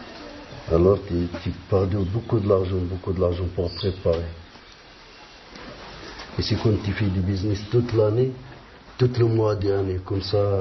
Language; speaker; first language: French; non-native, learner; Arabic